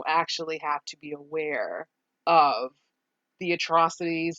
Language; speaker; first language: English; native; English